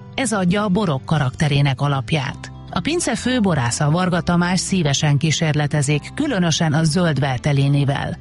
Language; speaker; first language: Hungarian; native; Hungarian